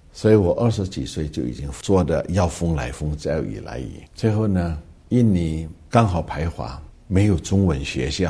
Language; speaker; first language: Chinese; early bilingual, heritage; Hakka Chinese